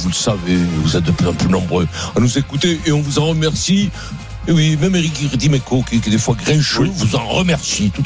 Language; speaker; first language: French; native; French